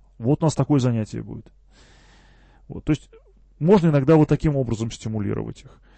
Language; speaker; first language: Russian; early bilingual, heritage; Russian